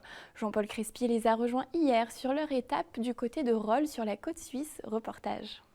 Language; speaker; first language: French; native; French